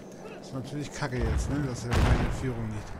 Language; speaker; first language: German; native; German